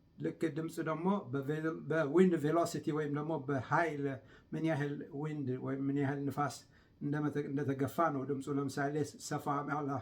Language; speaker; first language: Amharic; non-native, local second language; Tigrinya